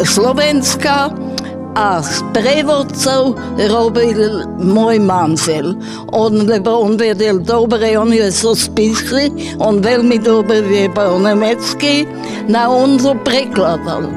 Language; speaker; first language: Slovak; non-native, fluent; German